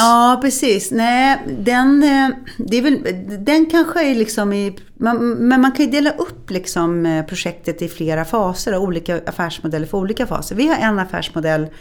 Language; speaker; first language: Swedish; native; Swedish